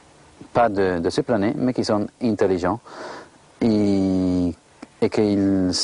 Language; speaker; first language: French; non-native, fluent; Spanish